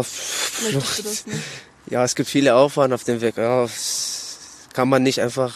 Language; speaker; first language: German; non-native, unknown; Arabic